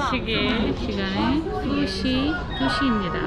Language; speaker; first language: Korean; non-native, fluent; Uzbek